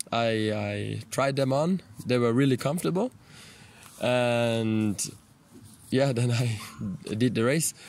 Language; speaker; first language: English; non-native, fluent; Italian